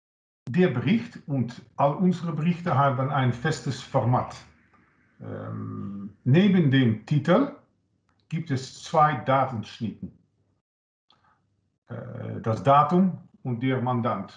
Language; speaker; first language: German; non-native, learner; Dutch